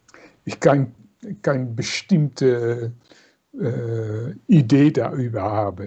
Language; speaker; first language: German; non-native, fluent; Dutch